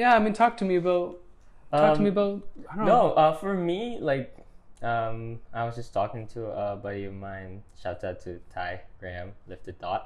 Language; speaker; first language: English; non-native, local second language; Filipino